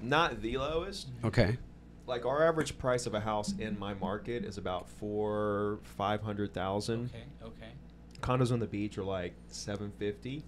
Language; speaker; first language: English; native; English